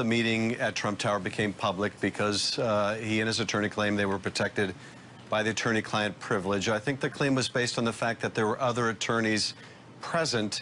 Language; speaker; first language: English; native; English